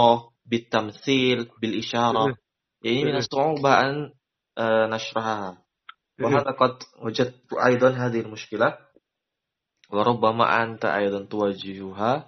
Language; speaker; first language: Arabic; non-native, fluent; Indonesian